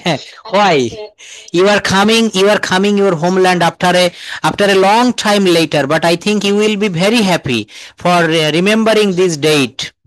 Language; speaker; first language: English; non-native, fluent; Bangla